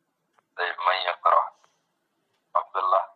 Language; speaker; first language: Arabic; non-native, fluent; Tamil